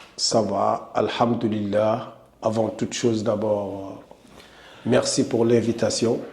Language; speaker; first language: French; non-native, local second language; Wolof